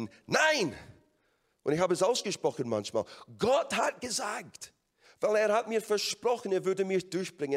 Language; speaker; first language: German; non-native, fluent; English